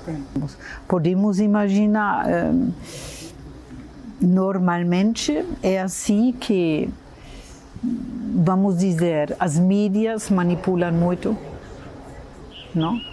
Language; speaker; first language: Portuguese; non-native, fluent; German